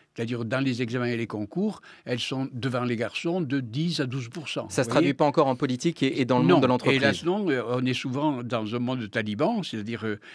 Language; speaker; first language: French; native; French